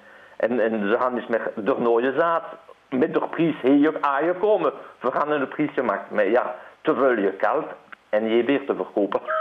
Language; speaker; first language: German; non-native, learner; Dutch